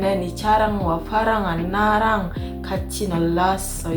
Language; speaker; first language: Korean; non-native, learner; Indonesian